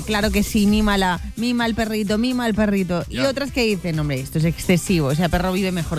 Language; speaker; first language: Spanish; native; Spanish